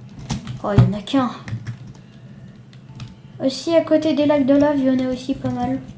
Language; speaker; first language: French; native; French